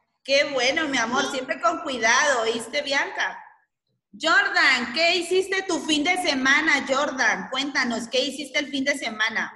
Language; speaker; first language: Spanish; native; Spanish